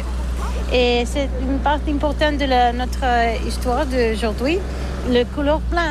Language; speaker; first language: French; non-native, learner; Catalan